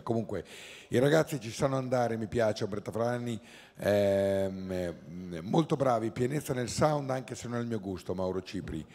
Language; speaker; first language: Italian; native; Italian